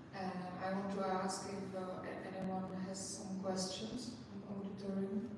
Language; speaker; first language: English; non-native, fluent; Czech